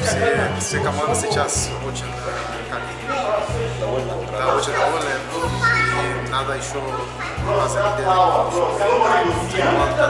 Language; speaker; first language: Russian; non-native, learner; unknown